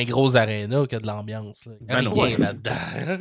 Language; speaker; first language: French; native; French